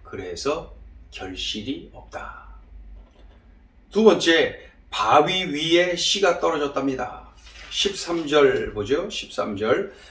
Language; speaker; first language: Korean; native; Korean